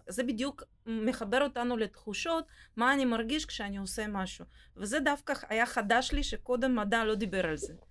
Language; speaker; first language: Hebrew; non-native, fluent; Russian